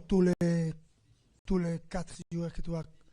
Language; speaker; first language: French; non-native, fluent; Spanish